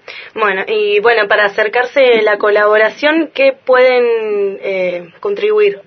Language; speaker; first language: Spanish; native; Spanish